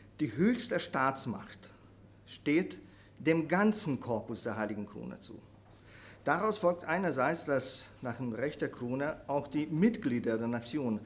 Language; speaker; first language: German; non-native, fluent; Hungarian